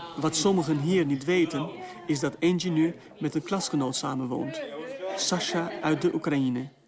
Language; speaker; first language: Dutch; non-native, fluent; Albanian